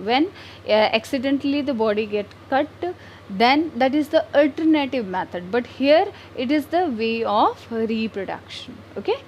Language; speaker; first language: English; non-native, local second language; Hindi